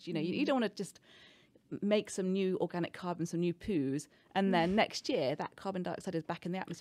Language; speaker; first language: English; native; English